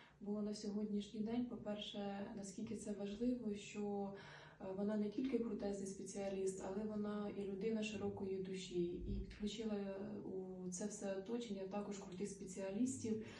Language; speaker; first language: Ukrainian; native; Ukrainian